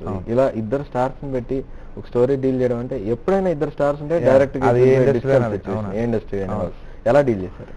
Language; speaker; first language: Telugu; native; Telugu